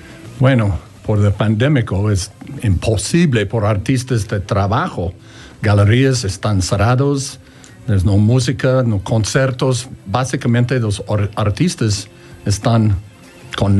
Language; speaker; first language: Spanish; non-native, learner; English